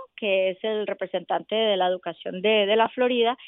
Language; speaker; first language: Spanish; native; Spanish